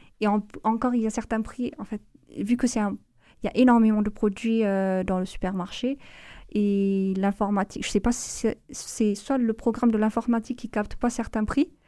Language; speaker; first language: French; non-native, fluent; Amharic